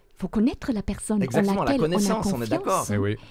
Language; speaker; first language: French; non-native, fluent; German